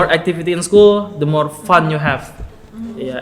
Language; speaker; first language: English; non-native, learner; Indonesian